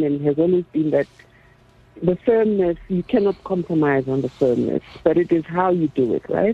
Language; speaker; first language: English; non-native, local second language; Zulu